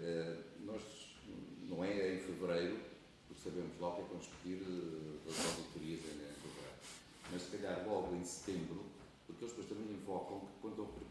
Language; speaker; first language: Portuguese; native; Portuguese